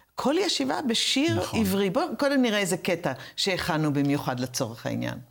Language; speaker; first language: Hebrew; native; Hebrew